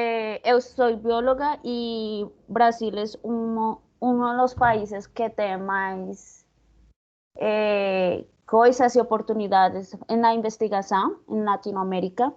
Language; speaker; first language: Portuguese; non-native, learner; Spanish